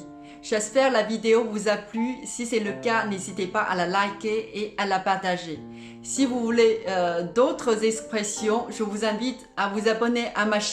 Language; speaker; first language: French; non-native, fluent; Cantonese